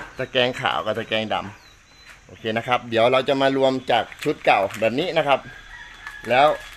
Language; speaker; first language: Thai; native; Thai